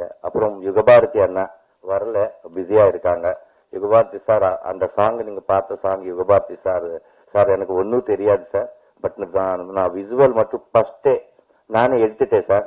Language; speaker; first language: Tamil; non-native, learner; Telugu